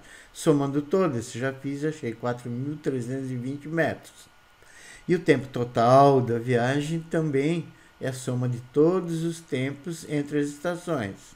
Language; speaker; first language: Portuguese; native; Portuguese